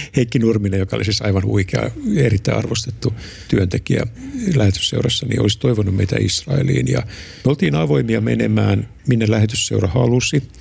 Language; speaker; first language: Finnish; native; Finnish